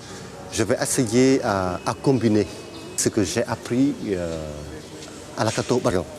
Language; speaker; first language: French; non-native, fluent; Vietnamese